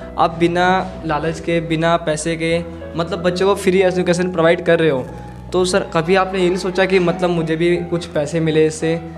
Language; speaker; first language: Hindi; native; Hindi